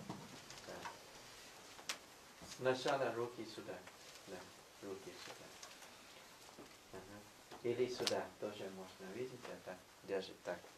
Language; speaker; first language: Russian; non-native, learner; Thai